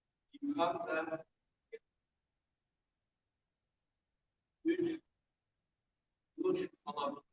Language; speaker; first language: Turkish; non-native, fluent; Uyghur